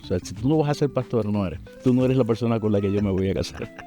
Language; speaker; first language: Spanish; native; Spanish